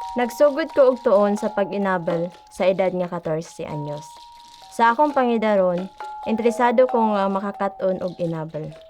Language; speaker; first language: Cebuano; non-native, local second language; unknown